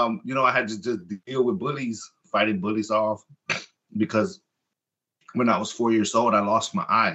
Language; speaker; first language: English; early bilingual, other home language; Spanish